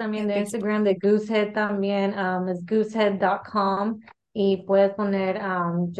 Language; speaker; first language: Spanish; early bilingual, heritage; English